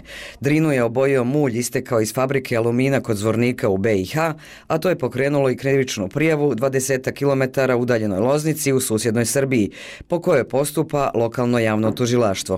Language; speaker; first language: Serbian; native; Serbian